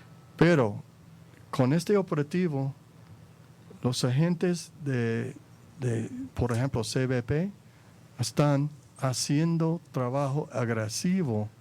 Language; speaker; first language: Spanish; non-native, fluent; English